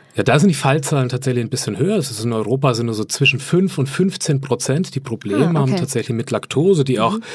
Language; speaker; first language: German; native; German